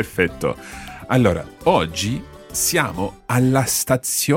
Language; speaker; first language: Italian; non-native, fluent; English